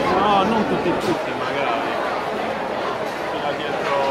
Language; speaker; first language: Italian; native; Italian